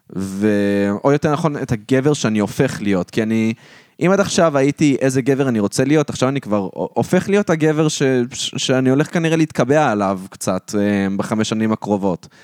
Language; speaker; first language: Hebrew; native; Hebrew